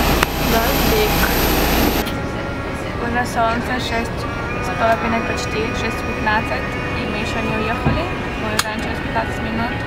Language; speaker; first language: Russian; early bilingual, heritage; Russian